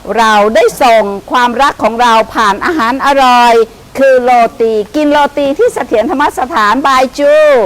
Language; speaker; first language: Thai; native; Thai